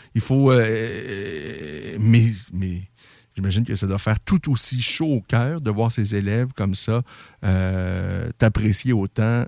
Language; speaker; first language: French; native; French